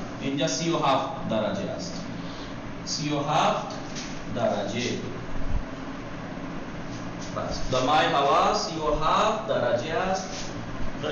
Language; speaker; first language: Persian; non-native, fluent; Urdu